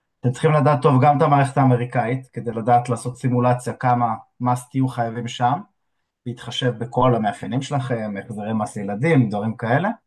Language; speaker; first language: Hebrew; native; Hebrew